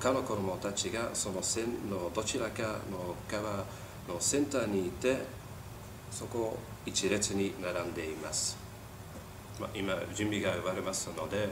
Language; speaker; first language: Japanese; non-native, learner; Dutch